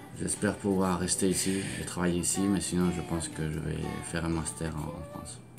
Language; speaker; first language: French; non-native, fluent; Spanish